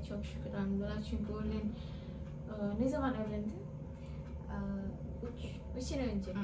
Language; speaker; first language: Turkish; non-native, learner; Indonesian